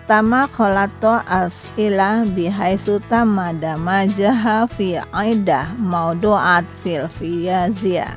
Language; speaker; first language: Arabic; non-native, fluent; Indonesian